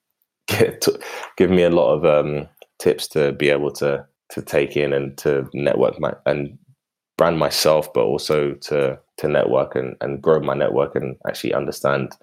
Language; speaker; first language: English; native; English